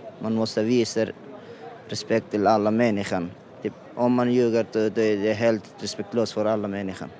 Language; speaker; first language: Swedish; non-native, learner; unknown